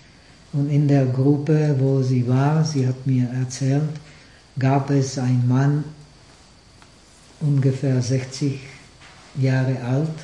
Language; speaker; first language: German; non-native, fluent; Czech